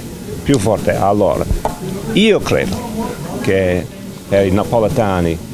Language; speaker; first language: Italian; non-native, fluent; English